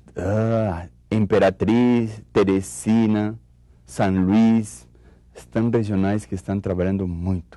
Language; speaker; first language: Portuguese; non-native, fluent; Spanish